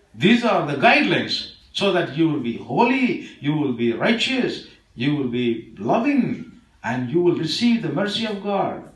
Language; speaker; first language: English; non-native, local second language; Tamil